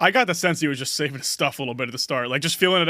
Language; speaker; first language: English; native; English